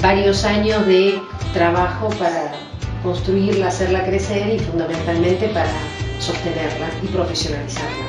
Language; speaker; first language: Spanish; native; Spanish